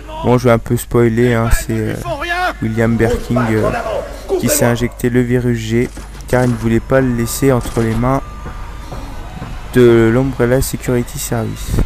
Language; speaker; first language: French; native; French